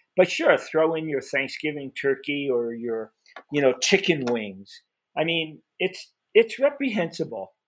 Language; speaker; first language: English; native; English